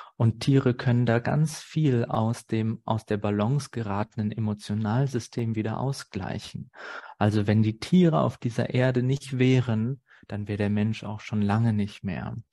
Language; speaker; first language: German; native; German